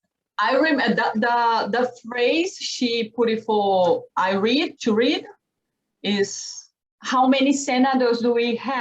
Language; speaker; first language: English; non-native, learner; Portuguese